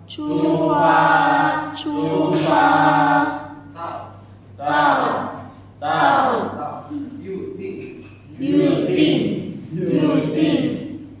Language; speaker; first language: Chinese; non-native, learner; Indonesian